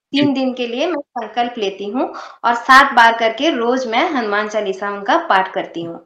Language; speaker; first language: Hindi; non-native, local second language; Odia